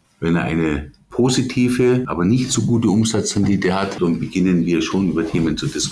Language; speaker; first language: German; native; German